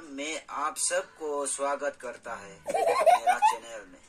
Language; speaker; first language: Hindi; non-native, local second language; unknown